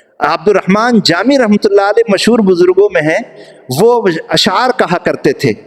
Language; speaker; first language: Urdu; native; Urdu